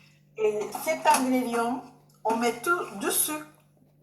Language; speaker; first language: French; non-native, learner; Japanese